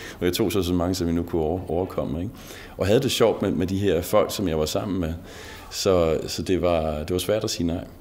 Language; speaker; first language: Danish; native; Danish